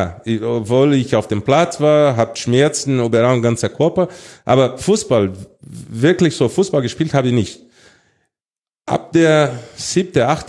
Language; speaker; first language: German; non-native, fluent; Portuguese